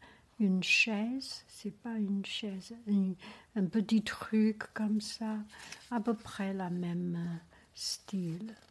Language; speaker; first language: French; non-native, learner; Chinese